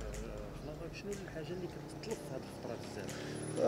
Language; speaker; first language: Arabic; native; Arabic